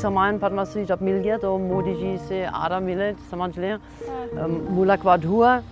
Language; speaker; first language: Hindi; non-native, learner; German